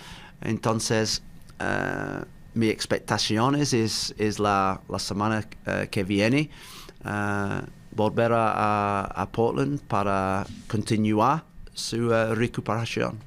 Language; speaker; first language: Spanish; non-native, learner; English